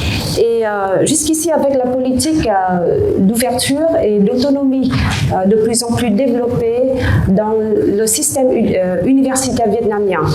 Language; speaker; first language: French; non-native, fluent; Vietnamese